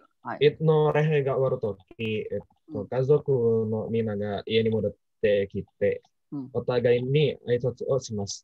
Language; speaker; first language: Japanese; non-native, learner; Indonesian